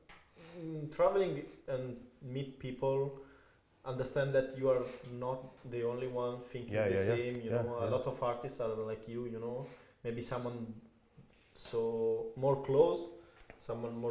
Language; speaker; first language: English; non-native, fluent; Italian